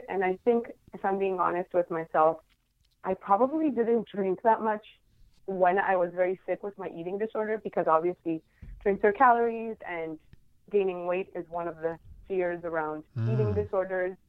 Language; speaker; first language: English; non-native, fluent; Spanish